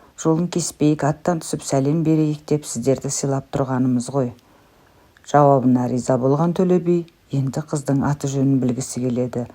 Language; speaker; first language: Kazakh; native; Kazakh